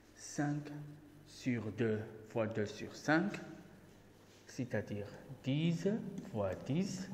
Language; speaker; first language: French; non-native, local second language; Arabic